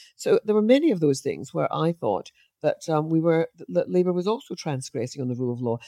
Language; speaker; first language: English; native; English